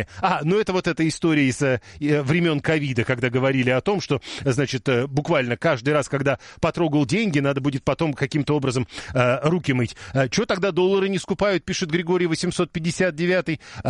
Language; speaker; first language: Russian; native; Russian